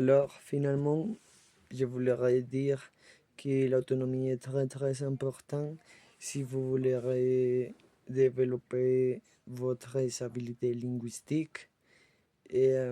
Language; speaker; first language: French; non-native, learner; Spanish